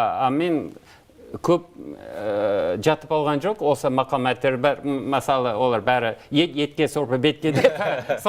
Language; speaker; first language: Kazakh; non-native, learner; English